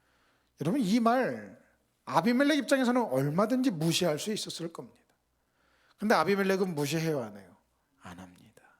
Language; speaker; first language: Korean; native; Korean